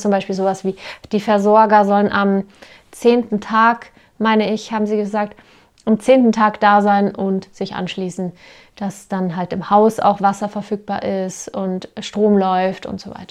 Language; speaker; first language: German; native; German